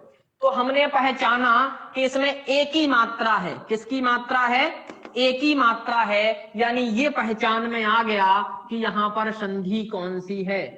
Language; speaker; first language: Hindi; native; Hindi